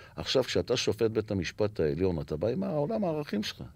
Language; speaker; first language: Hebrew; native; Hebrew